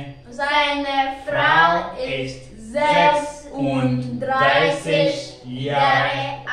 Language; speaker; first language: German; non-native, learner; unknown